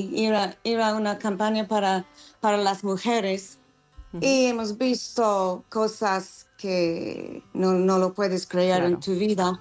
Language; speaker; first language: Spanish; non-native, fluent; English